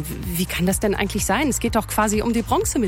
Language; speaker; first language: German; native; German